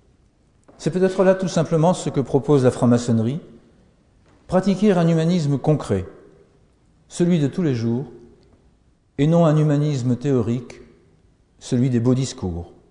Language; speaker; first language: French; native; French